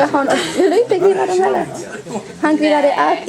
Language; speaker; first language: Swedish; non-native, fluent; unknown